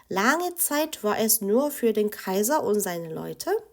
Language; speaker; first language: German; non-native, fluent; Korean